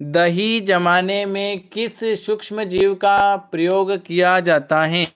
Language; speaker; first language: Hindi; native; Hindi